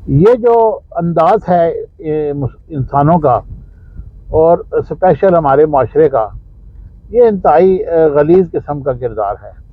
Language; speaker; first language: Urdu; non-native, local second language; Pashto